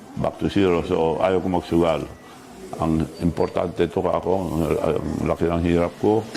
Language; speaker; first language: Filipino; non-native, local second language; Iloko